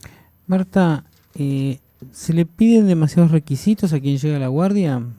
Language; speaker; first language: Spanish; native; Spanish